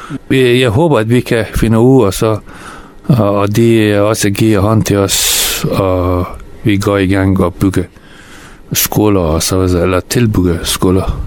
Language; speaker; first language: Danish; non-native, fluent; Persian